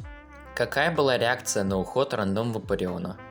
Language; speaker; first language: Russian; native; Russian